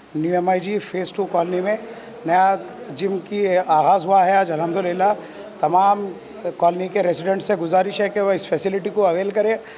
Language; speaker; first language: Hindi; non-native, local second language; Urdu